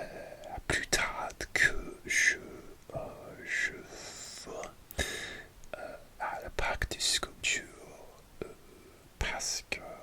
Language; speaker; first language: French; non-native, learner; English